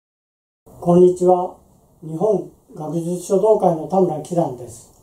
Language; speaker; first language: Japanese; native; Japanese